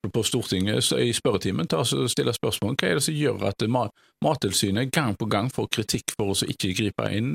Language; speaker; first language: Norwegian; native; Norwegian